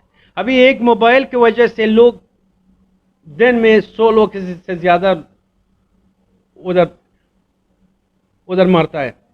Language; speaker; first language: Hindi; non-native, fluent; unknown